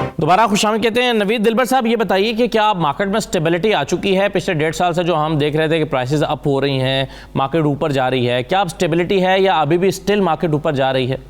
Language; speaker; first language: Urdu; native; Urdu